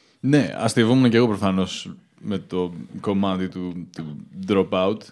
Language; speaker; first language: Greek; early bilingual, heritage; Greek